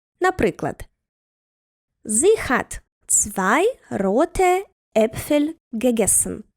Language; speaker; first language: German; non-native, fluent; Ukrainian